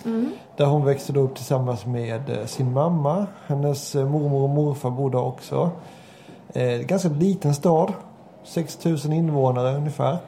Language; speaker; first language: Swedish; native; Swedish